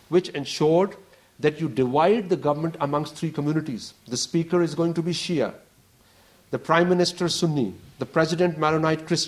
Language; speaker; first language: English; non-native, local second language; Urdu